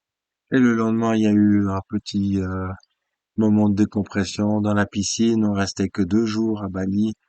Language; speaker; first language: French; native; French